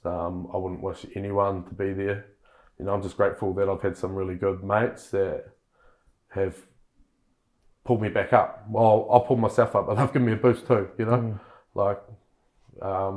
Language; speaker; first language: English; native; English